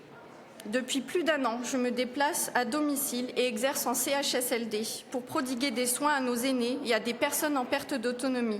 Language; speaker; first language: French; native; French